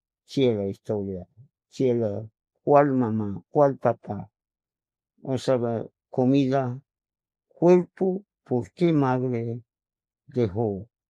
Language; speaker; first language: Spanish; non-native, local second language; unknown